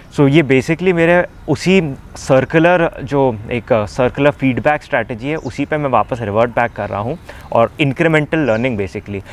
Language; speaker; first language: Hindi; native; Hindi